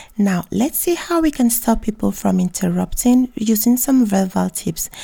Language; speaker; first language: English; native; English